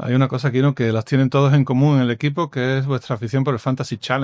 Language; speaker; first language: Spanish; native; Spanish